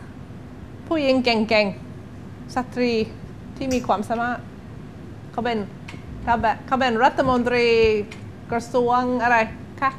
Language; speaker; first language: Thai; non-native, learner; English